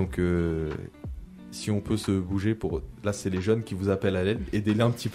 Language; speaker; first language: French; native; French